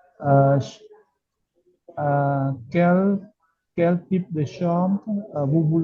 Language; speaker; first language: French; non-native, learner; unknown